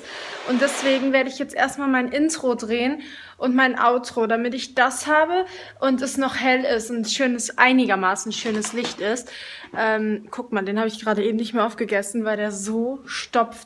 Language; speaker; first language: German; native; German